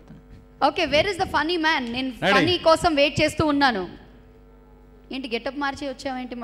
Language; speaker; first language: Telugu; native; Telugu